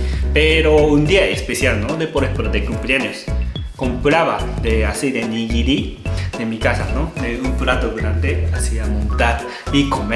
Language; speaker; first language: Spanish; non-native, learner; Japanese